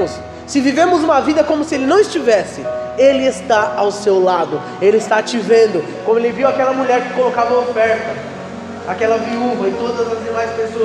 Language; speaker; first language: Portuguese; native; Portuguese